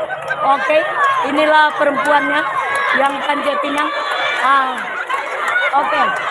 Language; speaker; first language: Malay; non-native, local second language; Minangkabau